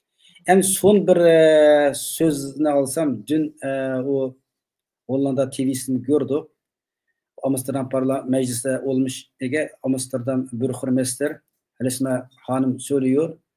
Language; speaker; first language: Turkish; non-native, learner; Uyghur